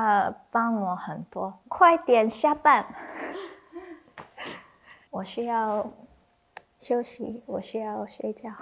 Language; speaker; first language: Chinese; non-native, learner; English